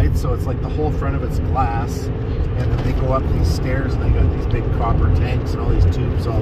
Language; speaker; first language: English; native; English